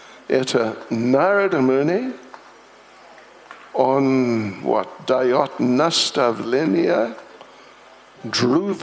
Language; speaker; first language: Russian; non-native, learner; English